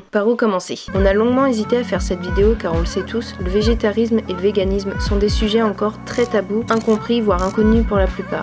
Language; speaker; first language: French; native; French